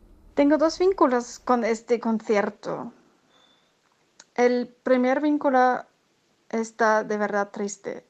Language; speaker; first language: Spanish; non-native, fluent; German